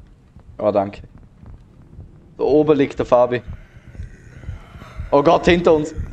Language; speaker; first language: German; native; German